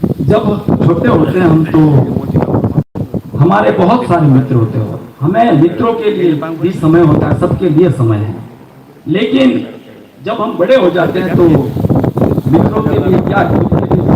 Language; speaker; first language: Hindi; non-native, local second language; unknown